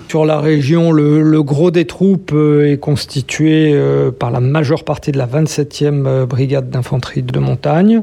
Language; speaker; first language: French; native; French